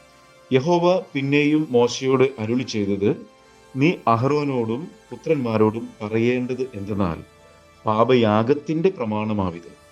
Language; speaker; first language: Malayalam; native; Malayalam